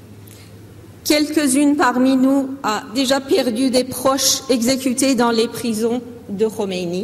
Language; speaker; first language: French; non-native, fluent; Persian